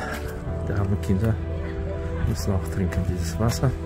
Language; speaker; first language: German; non-native, learner; Russian